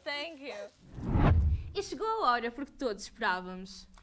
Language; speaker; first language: Portuguese; native; Portuguese